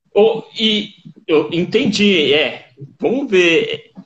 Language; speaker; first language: Portuguese; native; Portuguese